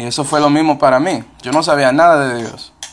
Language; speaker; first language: Spanish; non-native, fluent; English